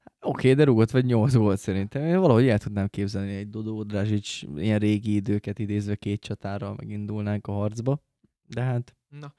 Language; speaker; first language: Hungarian; native; Hungarian